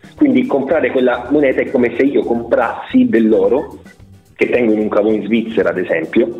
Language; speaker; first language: Italian; native; Italian